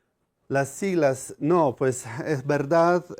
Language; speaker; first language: Spanish; non-native, fluent; English